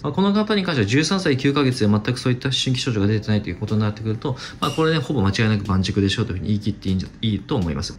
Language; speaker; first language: Japanese; native; Japanese